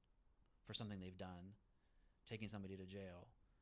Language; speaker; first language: English; early bilingual, other home language; Spanish